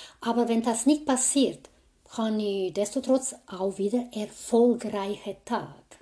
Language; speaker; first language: German; non-native, fluent; Croatian